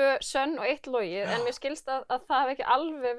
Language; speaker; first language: Icelandic; native; Icelandic